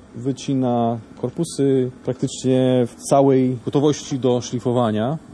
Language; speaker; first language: Polish; native; Polish